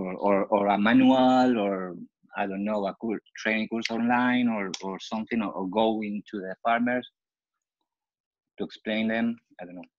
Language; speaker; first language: English; non-native, fluent; Spanish